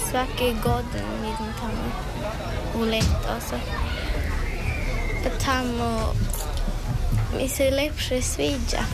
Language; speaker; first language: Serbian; early bilingual, heritage; Croatian